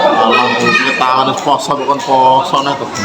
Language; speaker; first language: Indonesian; non-native, local second language; Javanese